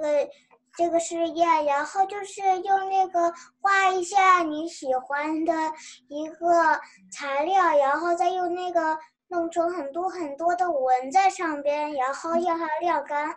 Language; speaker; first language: Chinese; early bilingual, heritage; Chinese